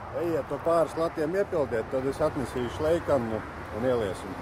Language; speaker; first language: Latvian; native; Latvian